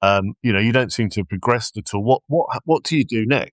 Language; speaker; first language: English; native; English